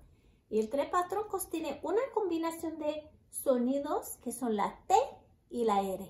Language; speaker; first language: Spanish; early bilingual, heritage; Spanish